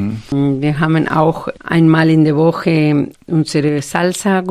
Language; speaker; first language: German; non-native, fluent; Spanish